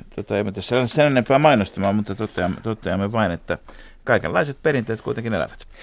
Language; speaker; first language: Finnish; native; Finnish